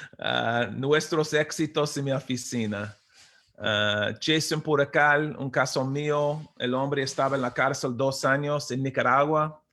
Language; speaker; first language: Spanish; non-native, fluent; English